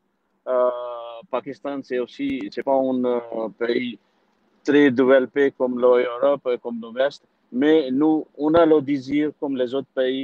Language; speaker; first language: French; non-native, learner; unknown